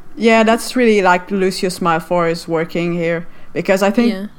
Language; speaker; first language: English; non-native, fluent; French